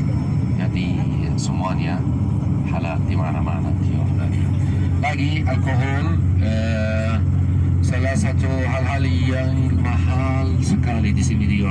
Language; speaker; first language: Indonesian; non-native, learner; Arabic